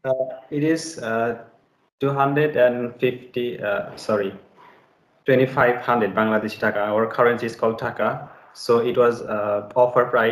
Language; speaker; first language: English; non-native, learner; Bangla